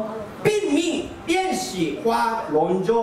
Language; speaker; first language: Chinese; non-native, learner; Japanese